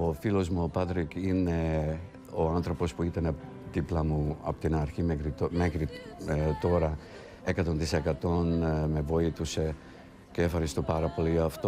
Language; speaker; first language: Greek; non-native, fluent; Hungarian